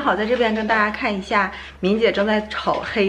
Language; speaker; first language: Chinese; native; Chinese